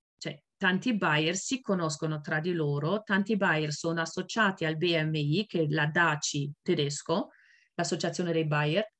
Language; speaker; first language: Italian; non-native, fluent; German